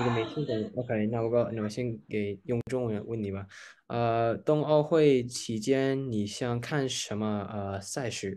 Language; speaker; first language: Chinese; early bilingual, heritage; English